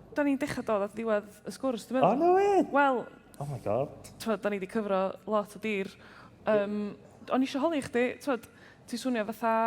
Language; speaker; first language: Welsh; native; Welsh